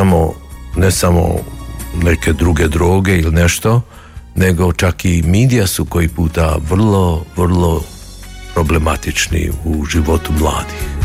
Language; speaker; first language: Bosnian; early bilingual, heritage; Croatian